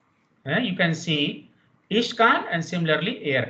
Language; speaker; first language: German; non-native, fluent; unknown